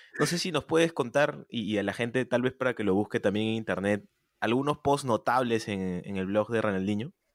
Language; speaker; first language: Spanish; native; Spanish